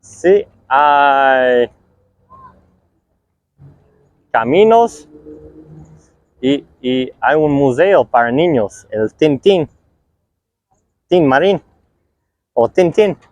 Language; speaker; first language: Spanish; non-native, fluent; English